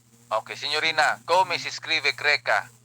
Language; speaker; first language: Italian; non-native, fluent; Filipino